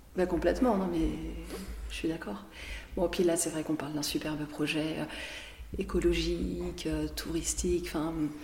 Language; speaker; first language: French; native; French